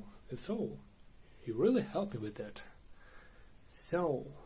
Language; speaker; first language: English; non-native, learner; Russian